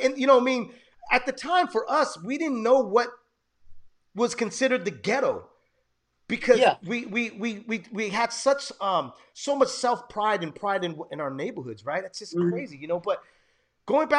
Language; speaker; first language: English; early bilingual, other home language; Spanish